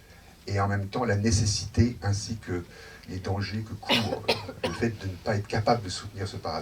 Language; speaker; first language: French; native; French